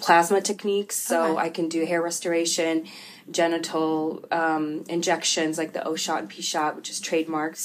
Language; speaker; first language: English; early bilingual, other home language; Russian